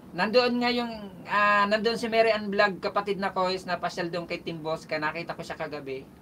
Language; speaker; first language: Filipino; non-native, local second language; Bikol